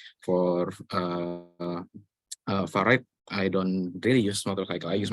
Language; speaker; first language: English; non-native, learner; Indonesian